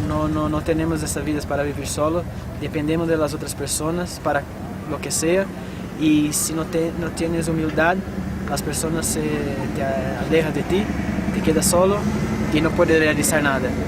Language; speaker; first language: Spanish; non-native, fluent; Portuguese